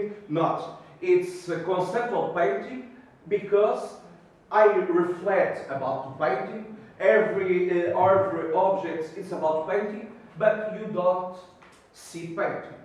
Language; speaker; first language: English; non-native, learner; Portuguese